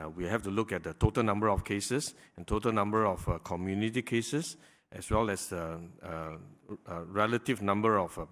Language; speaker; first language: English; non-native, local second language; Chinese